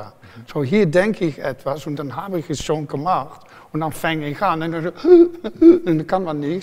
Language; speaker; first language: German; non-native, fluent; Dutch